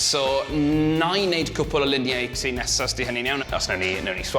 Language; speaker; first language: Welsh; native; Welsh